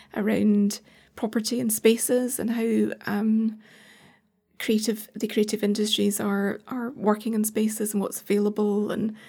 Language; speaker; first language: English; native; English